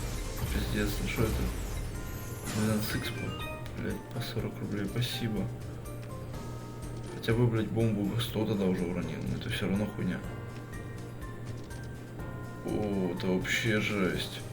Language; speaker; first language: Russian; native; Russian